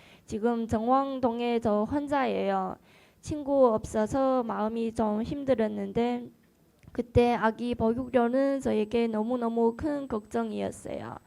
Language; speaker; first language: Korean; non-native, learner; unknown